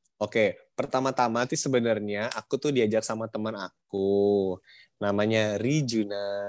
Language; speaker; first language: Indonesian; native; Indonesian